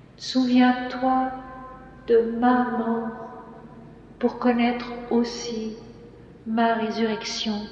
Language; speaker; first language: French; native; French